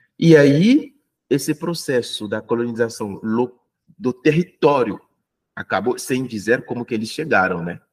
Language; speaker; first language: Portuguese; non-native, fluent; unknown